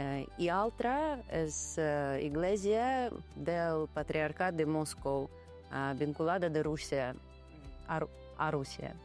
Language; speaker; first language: Catalan; non-native, learner; Ukrainian